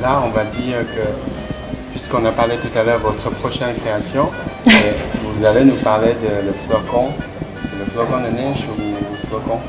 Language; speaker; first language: French; non-native, fluent; Chinese